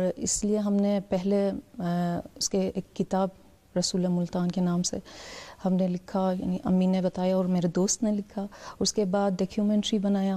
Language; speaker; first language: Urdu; non-native, fluent; Persian